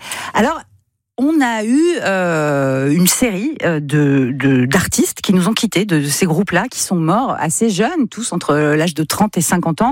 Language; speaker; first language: French; native; French